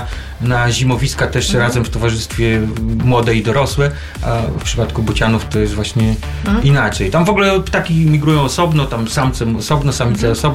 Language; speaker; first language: Polish; native; Polish